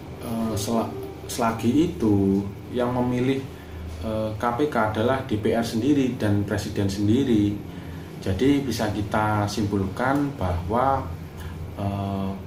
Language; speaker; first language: Indonesian; non-native, local second language; Javanese